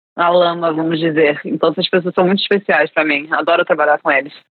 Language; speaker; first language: Portuguese; early bilingual, other home language; English